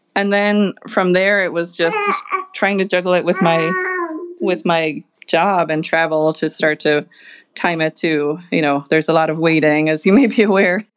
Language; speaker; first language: English; native; English